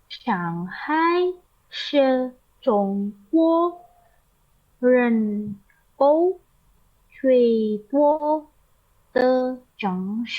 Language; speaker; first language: Chinese; non-native, learner; Indonesian